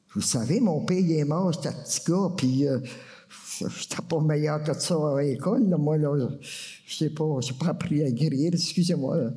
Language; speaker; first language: French; native; French